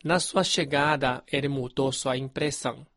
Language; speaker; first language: Portuguese; non-native, fluent; Chinese